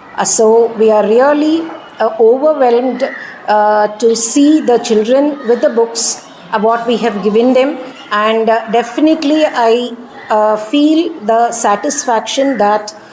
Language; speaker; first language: English; non-native, local second language; Tamil